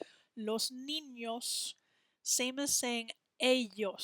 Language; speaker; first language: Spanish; non-native, fluent; English